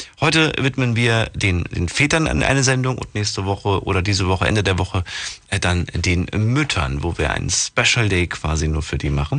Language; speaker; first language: German; native; German